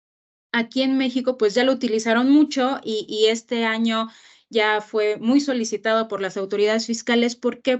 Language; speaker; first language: Spanish; native; Spanish